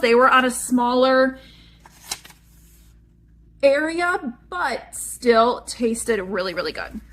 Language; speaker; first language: English; native; English